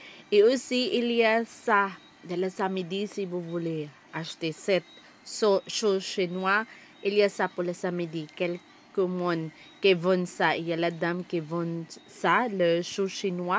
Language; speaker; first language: French; non-native, learner; Filipino